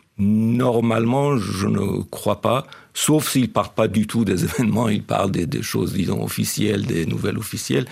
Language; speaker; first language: French; non-native, fluent; Persian